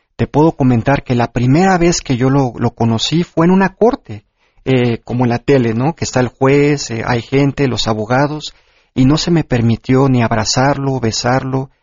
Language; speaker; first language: Spanish; early bilingual, heritage; Spanish